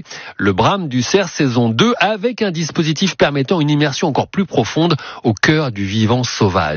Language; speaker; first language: French; native; French